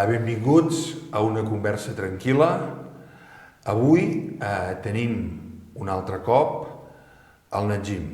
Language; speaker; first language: Catalan; native; Catalan